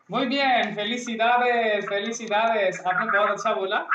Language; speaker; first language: Spanish; non-native, learner; Hindi